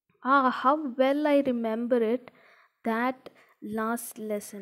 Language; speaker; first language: English; non-native, local second language; Tamil